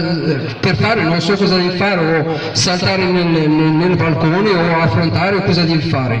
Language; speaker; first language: Italian; non-native, fluent; Arabic